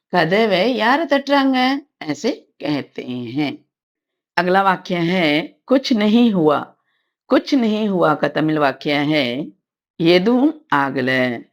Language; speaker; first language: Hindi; non-native, local second language; Tamil